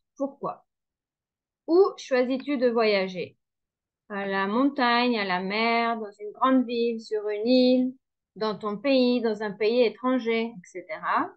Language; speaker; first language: French; non-native, learner; Spanish